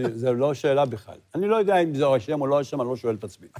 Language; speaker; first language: Hebrew; native; Hebrew